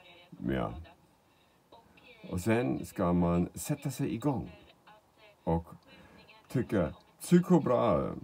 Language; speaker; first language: Swedish; non-native, fluent; German